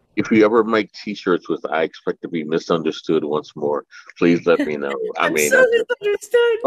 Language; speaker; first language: English; native; English